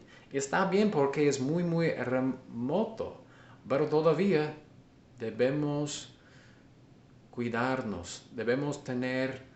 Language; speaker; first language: Spanish; non-native, learner; English